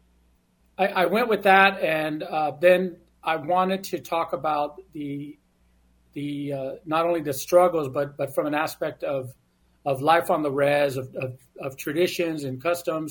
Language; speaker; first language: English; native; English